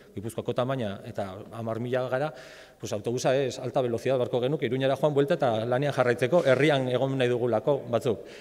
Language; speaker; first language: Basque; native; Basque